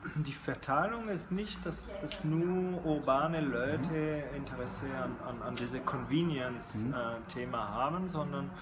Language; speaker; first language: German; non-native, fluent; French